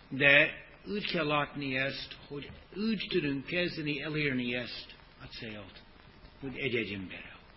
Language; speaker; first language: Hungarian; non-native, fluent; English